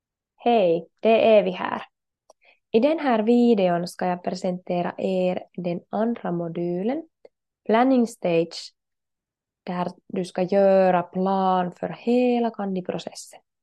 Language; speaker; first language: Swedish; non-native, learner; Finnish